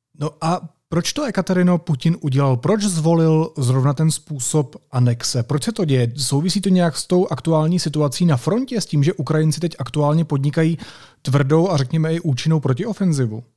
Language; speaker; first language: Czech; native; Czech